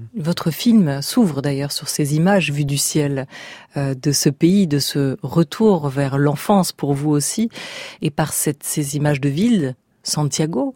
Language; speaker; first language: French; native; French